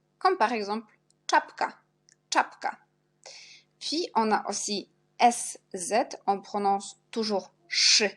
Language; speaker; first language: French; non-native, fluent; Polish